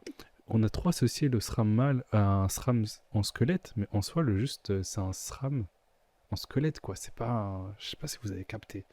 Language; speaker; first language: French; native; French